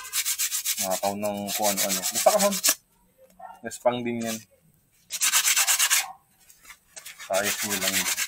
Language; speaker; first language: Filipino; native; Filipino